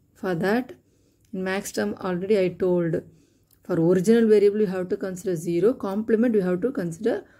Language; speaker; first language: English; non-native, local second language; Tamil